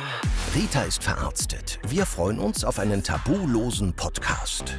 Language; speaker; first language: German; native; German